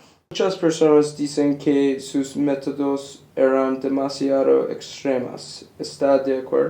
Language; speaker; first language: Spanish; non-native, learner; English